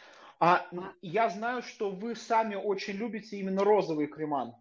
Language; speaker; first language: Russian; native; Russian